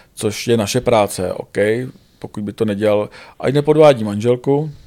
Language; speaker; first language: Czech; native; Czech